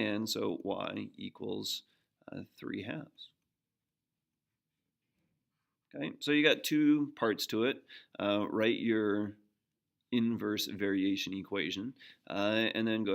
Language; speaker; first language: English; native; English